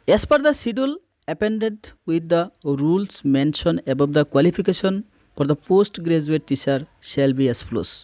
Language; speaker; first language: English; non-native, local second language; Assamese